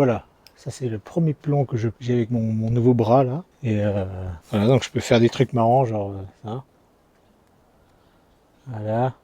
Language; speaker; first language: French; native; French